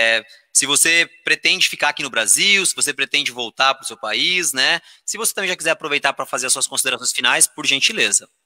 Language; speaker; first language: Portuguese; native; Portuguese